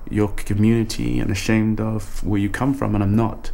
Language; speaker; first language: English; native; English